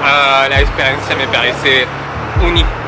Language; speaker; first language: Spanish; non-native, learner; French